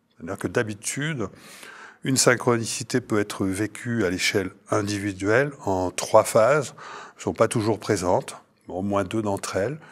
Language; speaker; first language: French; native; French